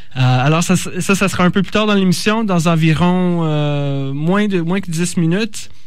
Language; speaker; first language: French; native; French